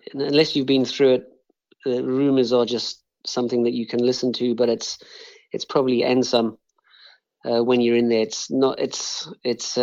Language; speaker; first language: English; native; English